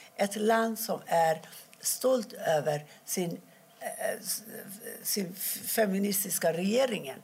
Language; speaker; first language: Swedish; non-native, fluent; Persian